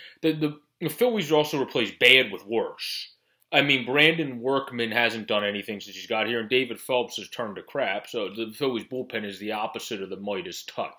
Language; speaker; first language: English; native; English